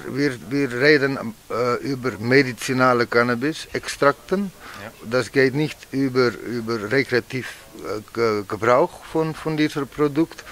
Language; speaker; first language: German; non-native, learner; Dutch